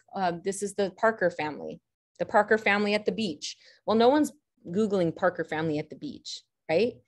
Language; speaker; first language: English; native; English